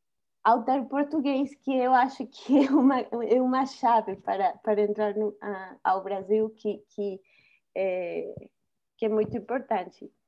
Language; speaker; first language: Portuguese; non-native, fluent; Spanish